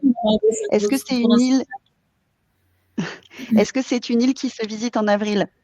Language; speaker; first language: French; native; French